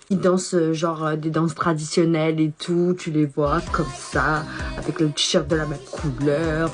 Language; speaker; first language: French; early bilingual, other home language; Chinese